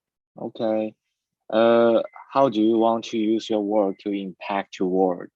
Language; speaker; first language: English; non-native, learner; Chinese